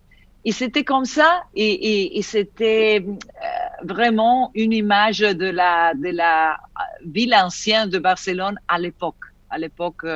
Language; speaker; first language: French; non-native, fluent; Italian